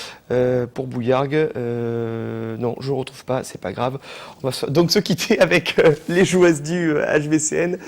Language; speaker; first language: French; native; French